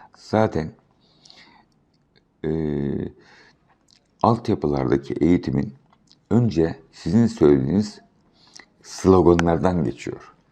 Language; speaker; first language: Turkish; native; Turkish